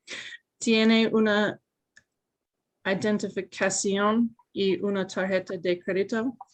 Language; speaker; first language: Spanish; non-native, learner; English